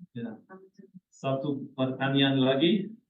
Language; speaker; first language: Indonesian; non-native, learner; English